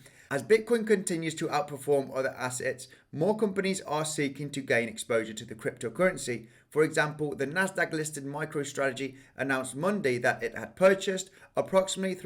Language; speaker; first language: English; native; English